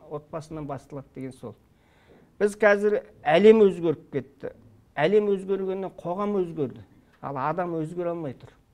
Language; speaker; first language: Kazakh; early bilingual, heritage; Kazakh